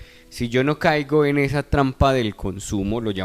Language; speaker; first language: Spanish; native; Spanish